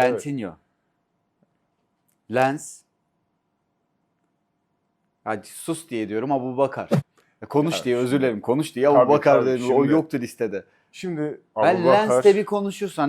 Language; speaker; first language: Turkish; native; Turkish